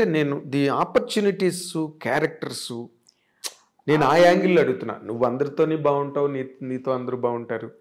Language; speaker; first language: Telugu; native; Telugu